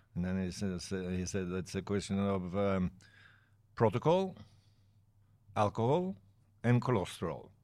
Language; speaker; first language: English; non-native, fluent; Norwegian